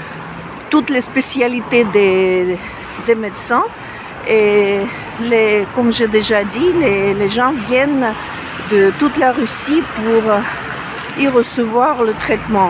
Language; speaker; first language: French; non-native, fluent; Russian